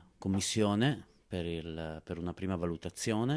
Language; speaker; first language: Italian; native; Italian